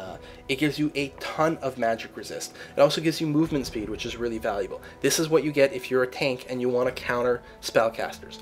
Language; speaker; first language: English; native; English